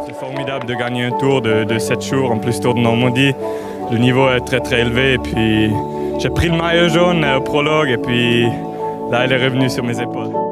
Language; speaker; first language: French; non-native, local second language; German